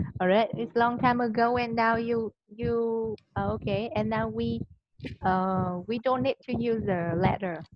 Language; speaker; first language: English; non-native, fluent; Vietnamese